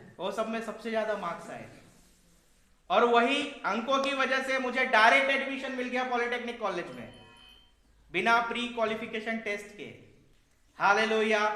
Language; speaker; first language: Hindi; native; Hindi